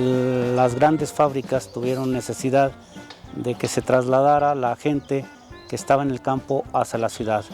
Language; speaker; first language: Spanish; native; Spanish